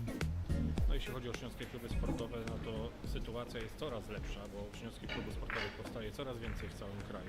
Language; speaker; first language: Polish; native; Polish